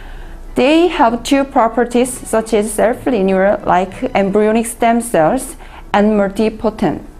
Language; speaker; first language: English; non-native, learner; Korean